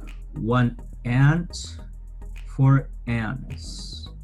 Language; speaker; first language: English; non-native, fluent; Spanish